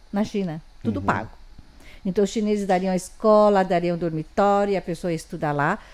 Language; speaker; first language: Portuguese; early bilingual, other home language; Chinese